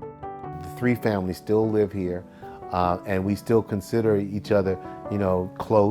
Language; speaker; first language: English; native; English